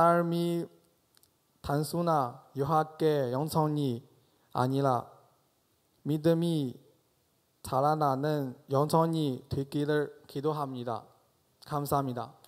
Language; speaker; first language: Korean; non-native, fluent; Chinese